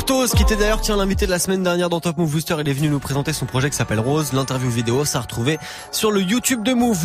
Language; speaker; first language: French; native; French